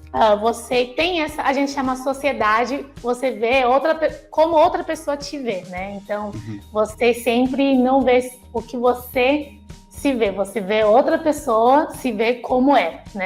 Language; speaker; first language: Portuguese; non-native, fluent; Chinese